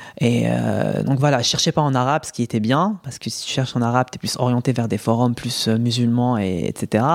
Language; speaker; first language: French; non-native, local second language; Arabic